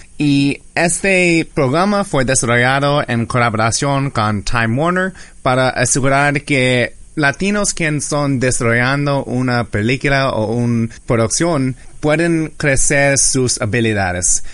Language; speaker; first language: Spanish; early bilingual, heritage; English